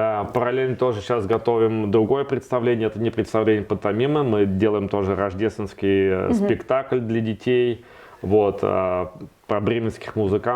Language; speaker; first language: Russian; native; Russian